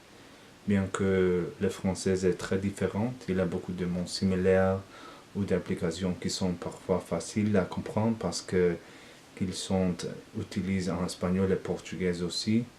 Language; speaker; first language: French; non-native, learner; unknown